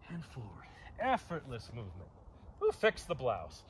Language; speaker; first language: English; native; English